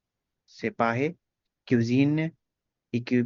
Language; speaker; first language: French; non-native, learner; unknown